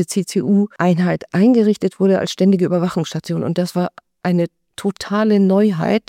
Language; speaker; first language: German; native; German